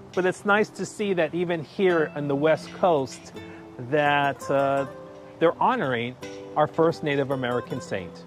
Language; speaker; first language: English; native; English